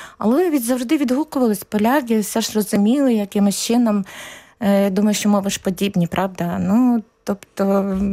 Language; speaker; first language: Ukrainian; native; Ukrainian